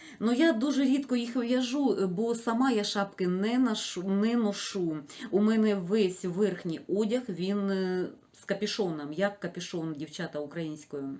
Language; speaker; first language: Ukrainian; non-native, local second language; Russian